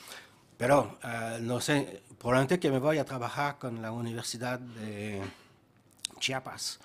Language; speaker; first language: Spanish; non-native, fluent; French